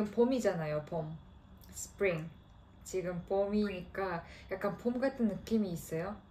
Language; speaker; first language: Korean; non-native, fluent; Kazakh